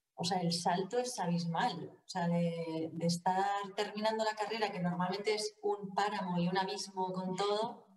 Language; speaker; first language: Spanish; native; Spanish